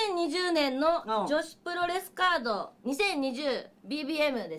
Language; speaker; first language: Japanese; native; Japanese